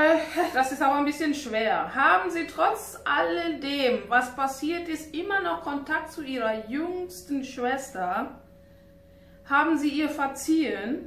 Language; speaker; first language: German; non-native, fluent; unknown